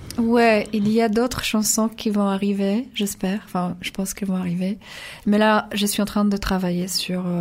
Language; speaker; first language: French; non-native, fluent; Polish